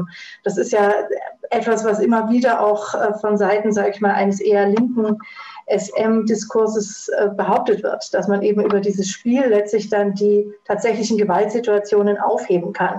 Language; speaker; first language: German; native; German